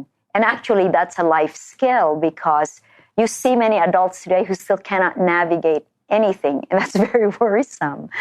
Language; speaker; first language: English; non-native, local second language; Filipino